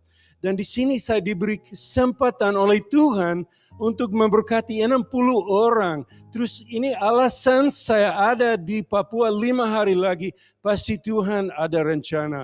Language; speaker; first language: Indonesian; non-native, learner; English